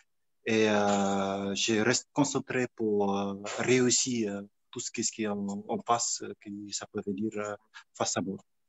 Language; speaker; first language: French; non-native, fluent; Fijian